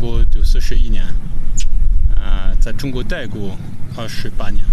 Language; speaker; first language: Chinese; non-native, fluent; French